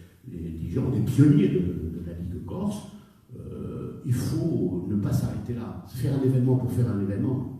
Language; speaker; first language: French; native; French